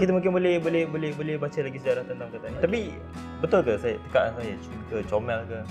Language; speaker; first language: Malay; native; Malay